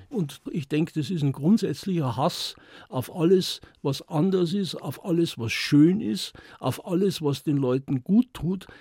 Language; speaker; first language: German; native; German